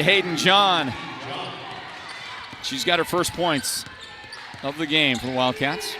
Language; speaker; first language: English; native; English